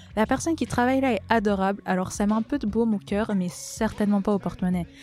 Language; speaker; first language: French; native; French